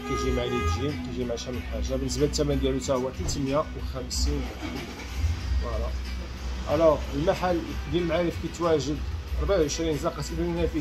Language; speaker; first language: Arabic; native; Arabic